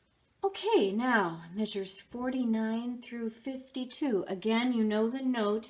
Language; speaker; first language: English; native; English